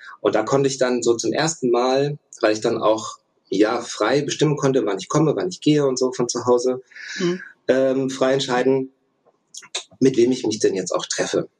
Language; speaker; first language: German; early bilingual, other home language; Russian